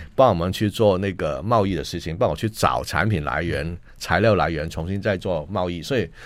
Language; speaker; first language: Chinese; non-native, local second language; Cantonese